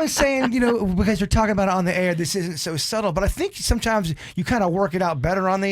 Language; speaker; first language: English; native; English